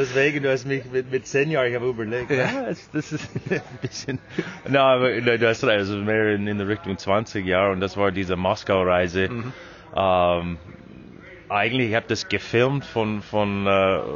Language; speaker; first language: German; non-native, learner; English